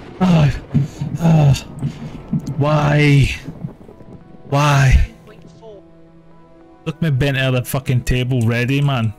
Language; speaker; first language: English; native; English